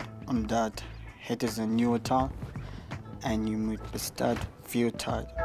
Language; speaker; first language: Dutch; non-native, learner; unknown